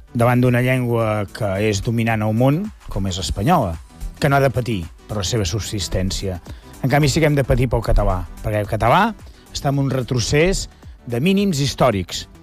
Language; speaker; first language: Catalan; native; Catalan